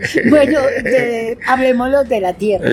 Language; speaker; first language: Spanish; native; Spanish